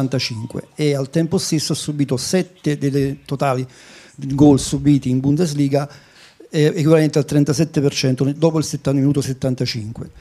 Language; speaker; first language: Italian; native; Italian